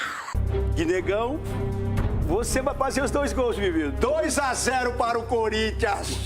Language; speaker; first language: Portuguese; native; Portuguese